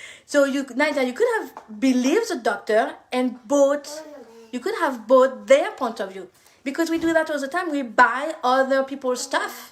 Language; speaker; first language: English; non-native, fluent; French